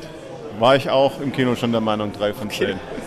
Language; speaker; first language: German; native; German